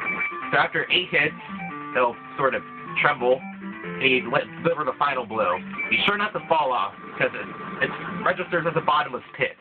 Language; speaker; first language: English; native; English